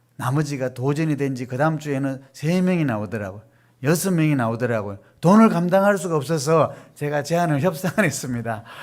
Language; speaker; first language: Korean; native; Korean